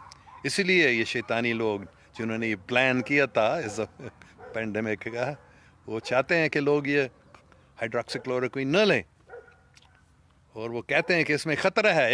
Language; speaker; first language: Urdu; non-native, fluent; English